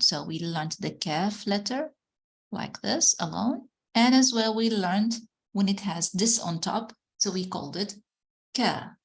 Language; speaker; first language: English; non-native, fluent; Arabic